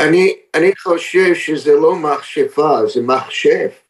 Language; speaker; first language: Hebrew; non-native, learner; English